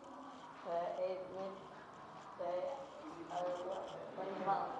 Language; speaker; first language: English; non-native, learner; Indonesian